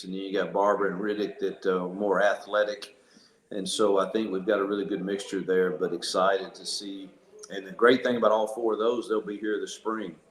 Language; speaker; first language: English; native; English